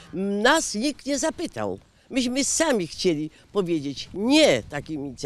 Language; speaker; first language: Polish; native; Polish